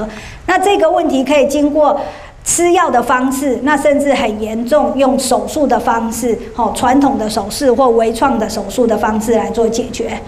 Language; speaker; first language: Chinese; native; Chinese